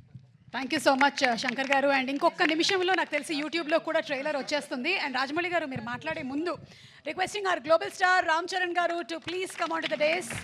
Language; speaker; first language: Telugu; native; Telugu